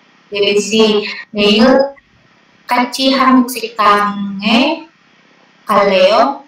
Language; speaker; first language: Korean; non-native, learner; Indonesian